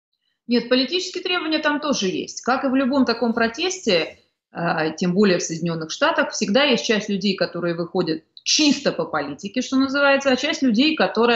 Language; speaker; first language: Russian; native; Russian